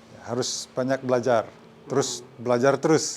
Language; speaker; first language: Indonesian; non-native, local second language; Balinese